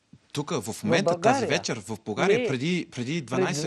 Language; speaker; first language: Bulgarian; non-native, learner; English